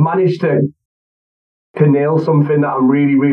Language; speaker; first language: English; native; English